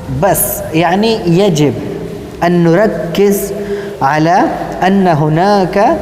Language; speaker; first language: Arabic; non-native, fluent; Urdu